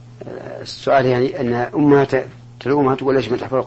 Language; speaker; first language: Arabic; native; Arabic